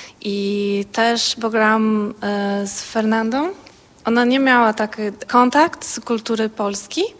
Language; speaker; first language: Polish; non-native, learner; Portuguese